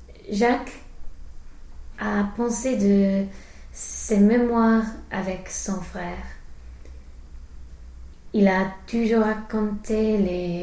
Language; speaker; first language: French; non-native, learner; English